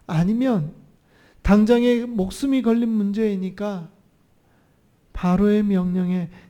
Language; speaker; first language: Korean; native; Korean